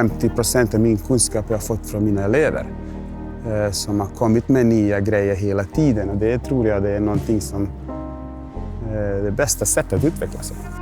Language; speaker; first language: Swedish; non-native, fluent; Bosnian